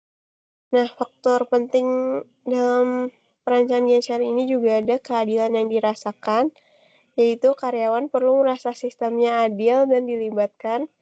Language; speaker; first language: Indonesian; native; Indonesian